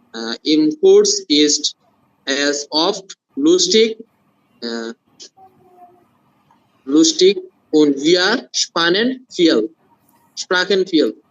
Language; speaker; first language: German; non-native, learner; Bangla